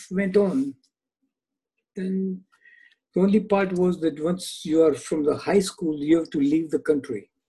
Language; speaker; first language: English; non-native, local second language; Gujarati